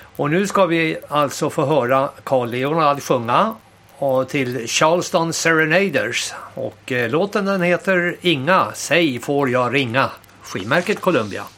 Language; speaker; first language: Swedish; native; Swedish